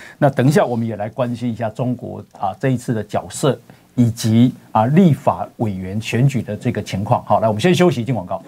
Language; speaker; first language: Chinese; native; Chinese